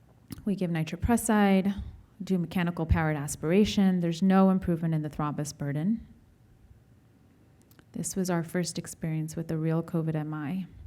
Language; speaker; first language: English; native; English